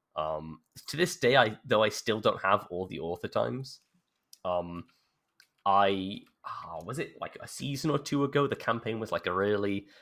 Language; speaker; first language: English; native; English